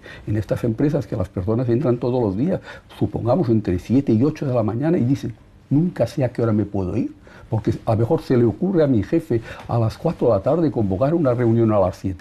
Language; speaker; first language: Spanish; native; Spanish